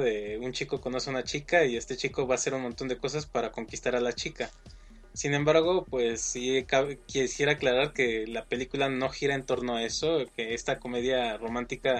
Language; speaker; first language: Spanish; native; Spanish